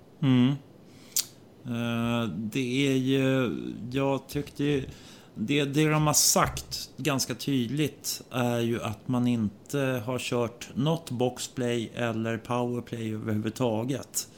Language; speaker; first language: Swedish; native; Swedish